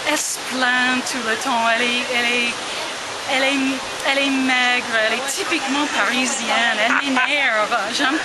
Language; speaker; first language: French; non-native, fluent; English